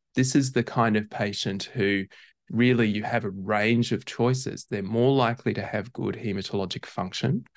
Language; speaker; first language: English; native; English